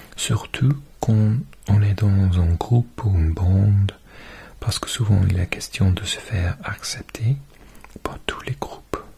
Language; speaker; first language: French; non-native, fluent; English